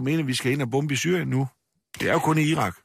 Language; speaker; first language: Danish; native; Danish